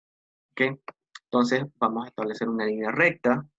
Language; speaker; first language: Spanish; native; Spanish